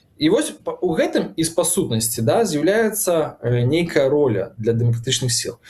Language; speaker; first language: Belarusian; non-native, local second language; Russian